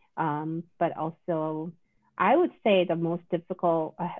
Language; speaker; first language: English; non-native, fluent; Korean